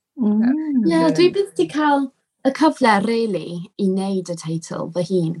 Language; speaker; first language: Welsh; non-native, local second language; English